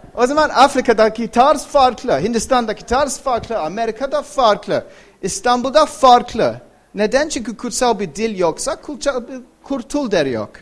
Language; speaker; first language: Turkish; non-native, fluent; English